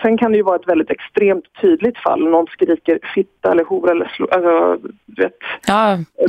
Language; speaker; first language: Swedish; native; Swedish